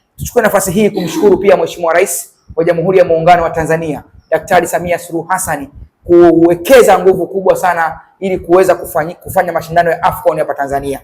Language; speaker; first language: Swahili; native; Swahili